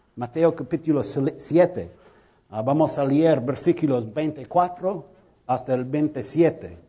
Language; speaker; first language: Spanish; non-native, learner; English